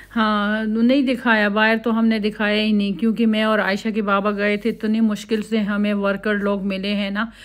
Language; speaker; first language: Urdu; native; Urdu